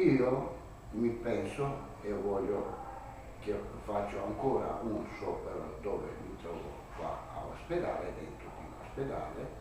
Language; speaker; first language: Italian; non-native, learner; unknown